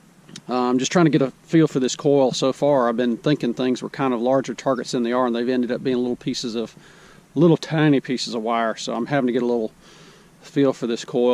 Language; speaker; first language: English; native; English